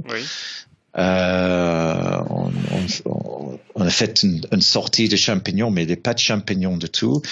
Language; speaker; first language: French; non-native, fluent; English